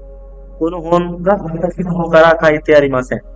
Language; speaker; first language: Japanese; non-native, fluent; Hindi